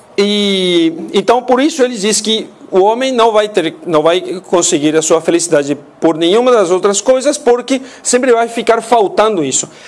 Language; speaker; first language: Portuguese; non-native, fluent; Spanish